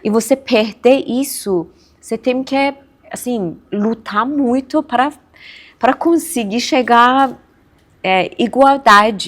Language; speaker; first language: Portuguese; non-native, fluent; Persian